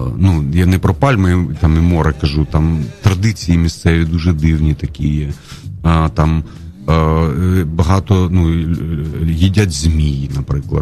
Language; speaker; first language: Ukrainian; non-native, local second language; Russian